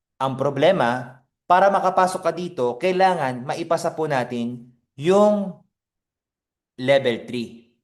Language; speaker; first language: Filipino; non-native, fluent; Korean